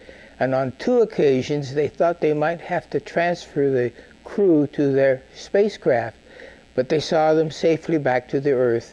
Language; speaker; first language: English; native; English